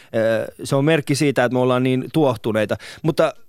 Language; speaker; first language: Finnish; early bilingual, other home language; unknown